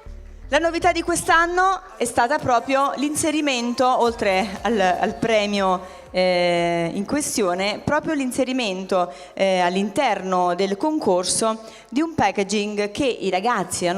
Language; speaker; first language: Italian; native; Italian